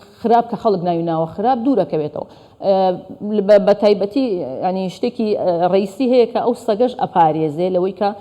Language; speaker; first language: Central Kurdish; native; Central Kurdish